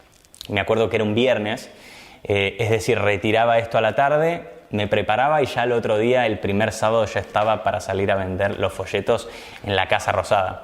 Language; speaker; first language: Spanish; native; Spanish